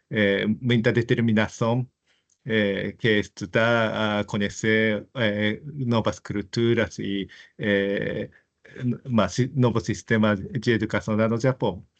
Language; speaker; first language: Portuguese; non-native, fluent; Japanese